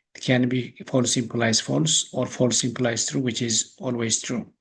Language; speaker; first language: English; non-native, local second language; Amharic